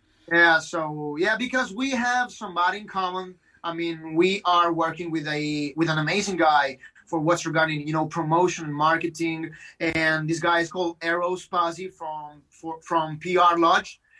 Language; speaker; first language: English; non-native, fluent; Italian